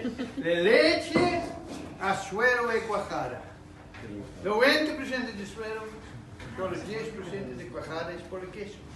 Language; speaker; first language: Spanish; non-native, learner; Dutch